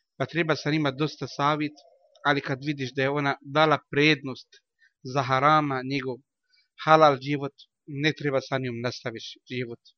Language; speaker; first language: Bosnian; non-native, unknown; Arabic